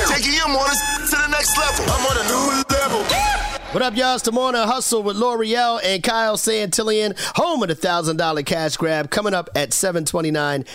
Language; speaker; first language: English; native; English